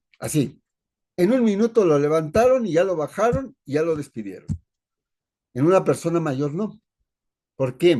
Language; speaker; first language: Spanish; native; Spanish